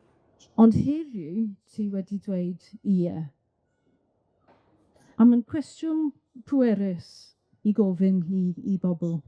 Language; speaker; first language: Welsh; non-native, local second language; English